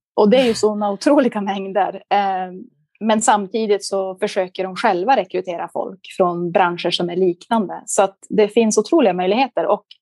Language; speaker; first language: Swedish; native; Swedish